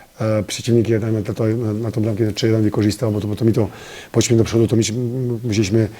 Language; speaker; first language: Polish; non-native, fluent; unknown